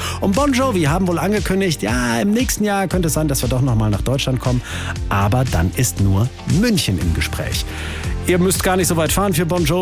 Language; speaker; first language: German; native; German